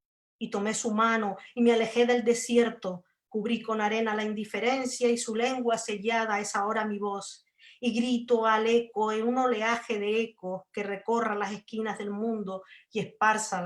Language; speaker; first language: Spanish; native; Spanish